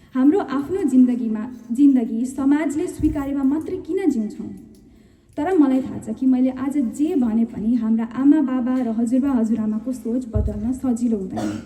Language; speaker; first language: Nepali; early bilingual, heritage; Nepali